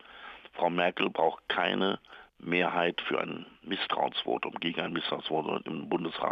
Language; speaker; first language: German; native; German